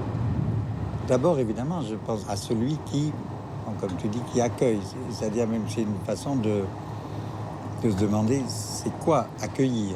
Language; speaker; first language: French; native; French